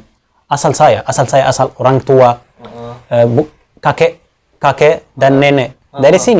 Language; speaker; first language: Indonesian; non-native, fluent; Arabic